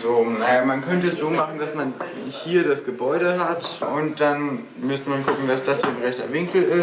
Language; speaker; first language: German; native; German